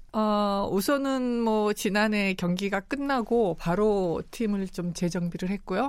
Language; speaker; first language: Korean; native; Korean